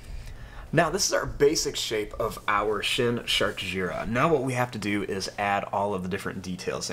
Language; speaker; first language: English; native; English